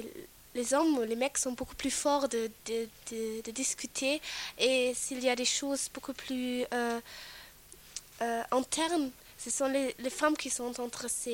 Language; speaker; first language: French; non-native, fluent; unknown